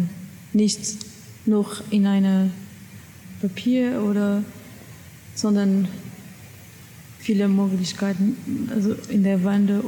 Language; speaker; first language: German; non-native, learner; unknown